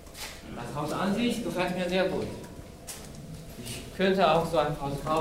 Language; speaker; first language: German; non-native, fluent; Chinese